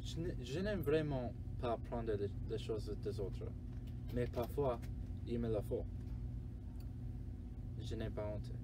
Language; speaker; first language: French; non-native, learner; English